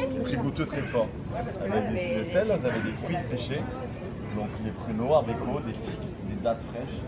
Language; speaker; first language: French; native; French